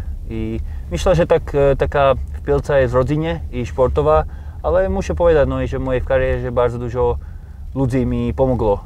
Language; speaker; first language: Polish; non-native, learner; Slovak